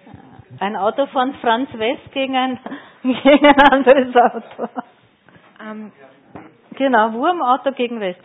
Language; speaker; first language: German; native; German